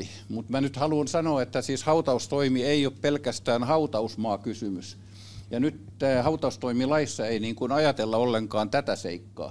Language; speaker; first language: Finnish; native; Finnish